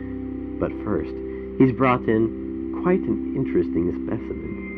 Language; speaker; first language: English; native; English